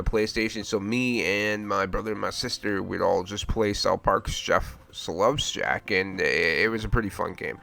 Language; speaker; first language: English; native; English